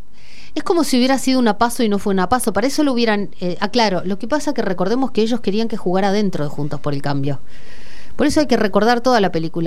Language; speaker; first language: Spanish; native; Spanish